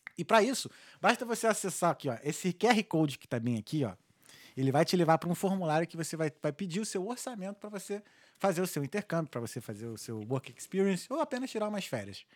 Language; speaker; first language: Portuguese; native; Portuguese